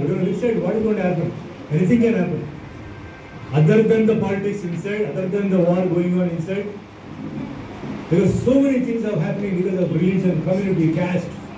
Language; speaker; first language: English; non-native, local second language; Telugu